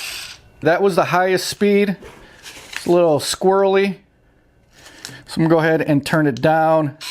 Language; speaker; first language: English; native; English